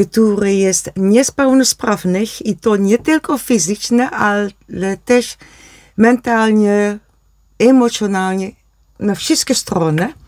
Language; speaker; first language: Polish; non-native, learner; Dutch